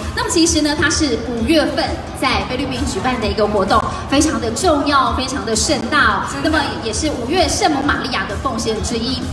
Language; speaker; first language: Chinese; native; Chinese